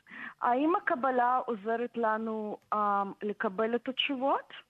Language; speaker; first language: Hebrew; non-native, fluent; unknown